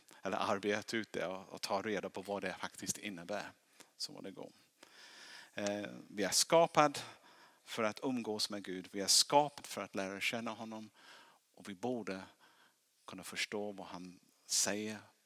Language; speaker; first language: Swedish; non-native, fluent; English